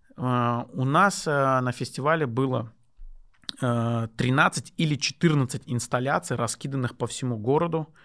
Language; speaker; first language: Russian; non-native, local second language; Lezghian